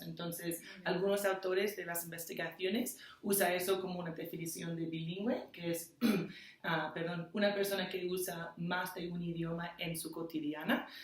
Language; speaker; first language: Spanish; non-native, fluent; English